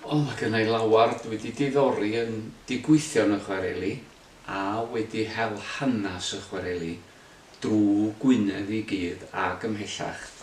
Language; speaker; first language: Welsh; native; Welsh